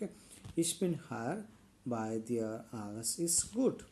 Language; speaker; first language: German; non-native, learner; Malayalam